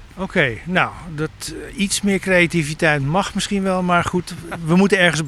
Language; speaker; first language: Dutch; native; Dutch